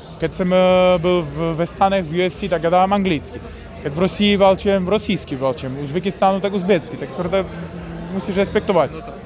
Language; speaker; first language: Polish; non-native, learner; Uzbek